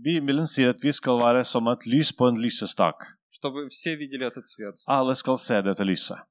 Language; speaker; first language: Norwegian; non-native, fluent; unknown